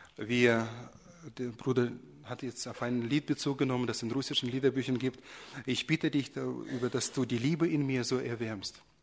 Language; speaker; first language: German; early bilingual, other home language; Russian